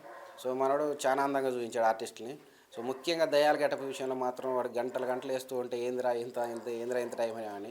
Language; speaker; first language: Telugu; native; Telugu